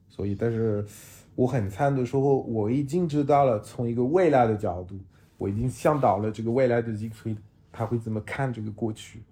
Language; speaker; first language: Chinese; non-native, fluent; French